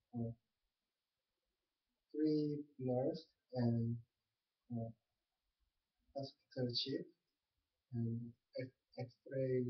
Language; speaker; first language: English; non-native, learner; Korean